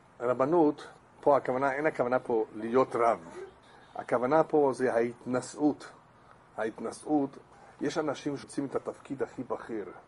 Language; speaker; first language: Hebrew; non-native, fluent; English